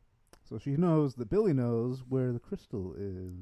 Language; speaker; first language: English; native; English